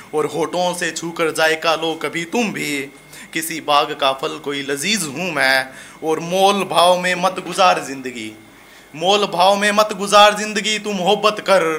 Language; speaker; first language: Hindi; native; Hindi